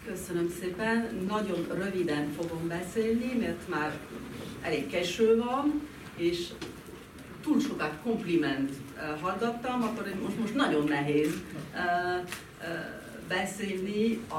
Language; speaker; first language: Hungarian; non-native, fluent; French